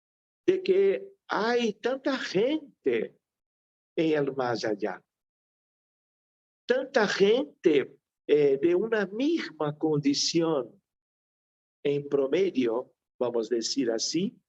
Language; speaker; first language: Spanish; non-native, fluent; Portuguese